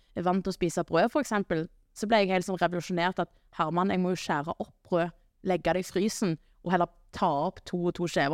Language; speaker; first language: Norwegian; native; Norwegian